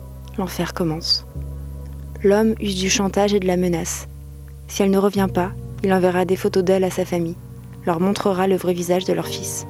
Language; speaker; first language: French; native; French